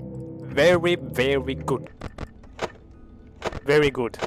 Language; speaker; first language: English; non-native, learner; Italian